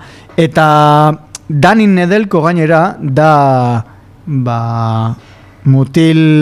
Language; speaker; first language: Basque; native; Basque